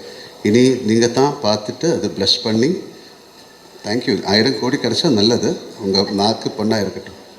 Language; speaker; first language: Tamil; non-native, fluent; Malayalam